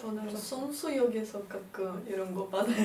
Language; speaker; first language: Korean; non-native, fluent; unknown